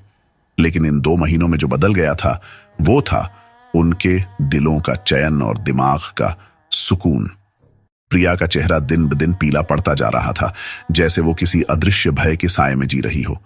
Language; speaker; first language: Hindi; native; Hindi